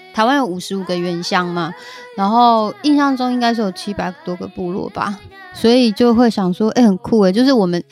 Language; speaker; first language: Chinese; native; Chinese